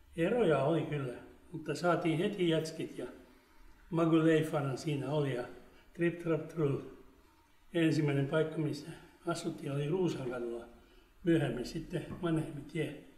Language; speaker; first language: Finnish; non-native, local second language; Swedish